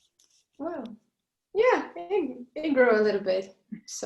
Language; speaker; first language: English; non-native, fluent; Portuguese